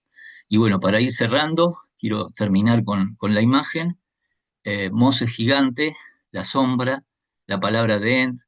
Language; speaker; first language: Spanish; native; Spanish